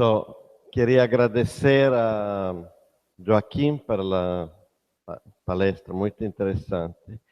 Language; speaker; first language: Portuguese; non-native, fluent; Italian